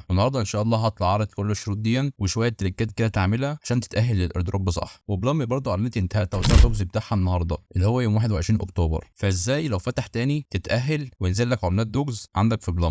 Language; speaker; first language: Arabic; native; Arabic